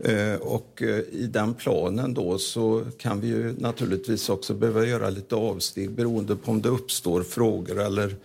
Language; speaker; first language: Swedish; native; Swedish